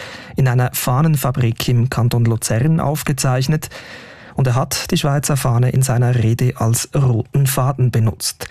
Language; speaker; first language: German; native; German